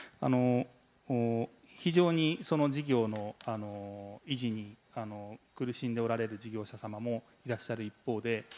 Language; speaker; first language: Japanese; native; Japanese